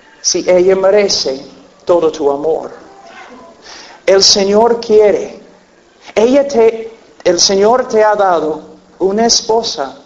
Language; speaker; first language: Spanish; non-native, fluent; English